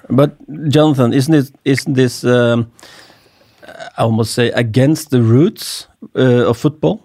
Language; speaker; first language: English; non-native, fluent; Norwegian